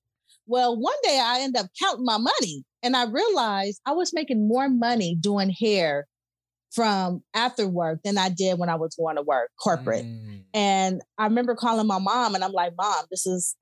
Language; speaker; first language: English; native; English